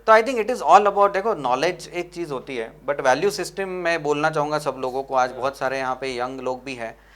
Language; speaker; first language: Hindi; non-native, local second language; Marwari